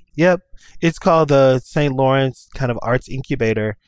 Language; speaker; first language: English; native; English